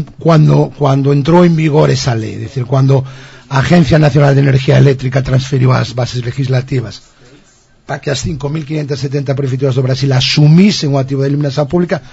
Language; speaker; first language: Portuguese; non-native, fluent; Spanish